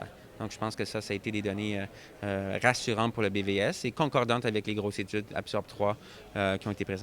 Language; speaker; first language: French; native; French